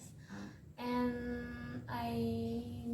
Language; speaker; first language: English; non-native, learner; Indonesian